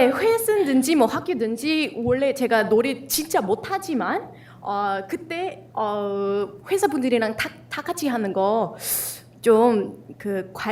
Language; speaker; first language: Korean; non-native, fluent; Spanish